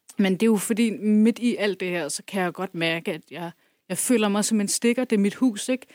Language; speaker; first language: Danish; early bilingual, other home language; Kurdish